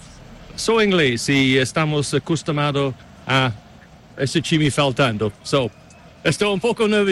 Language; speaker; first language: Portuguese; non-native, learner; English